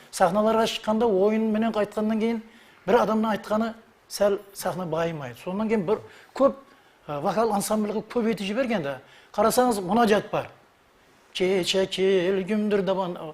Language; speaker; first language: Uzbek; non-native, local second language; Kara-Kalpak